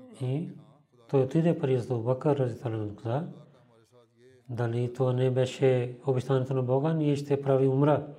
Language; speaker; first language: Bulgarian; non-native, learner; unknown